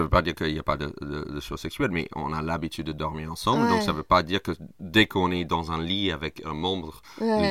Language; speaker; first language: French; non-native, fluent; English